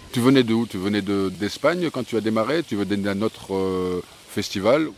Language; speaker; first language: French; native; French